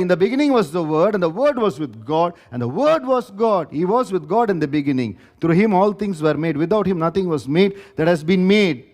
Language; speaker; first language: English; non-native, local second language; Tamil